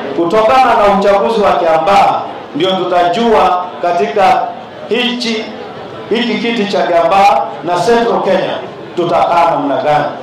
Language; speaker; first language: Swahili; non-native, local second language; Kikuyu